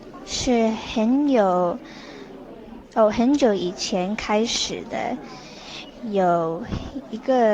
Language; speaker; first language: Chinese; non-native, learner; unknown